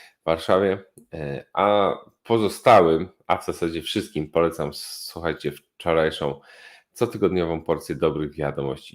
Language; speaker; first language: Polish; native; Polish